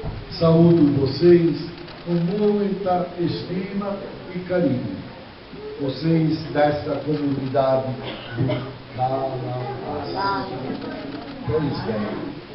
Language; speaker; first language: Portuguese; non-native, fluent; Italian